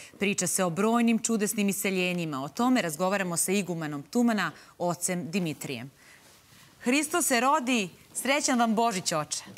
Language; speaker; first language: Serbian; native; Serbian